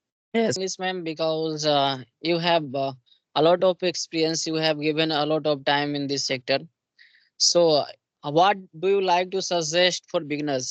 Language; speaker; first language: English; non-native, local second language; Hindi